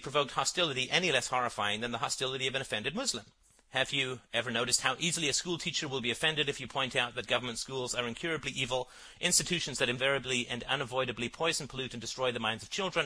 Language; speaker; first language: English; native; English